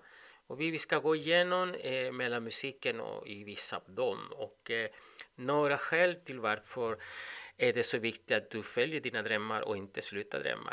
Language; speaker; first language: Swedish; non-native, fluent; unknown